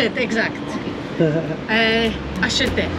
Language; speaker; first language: French; non-native, learner; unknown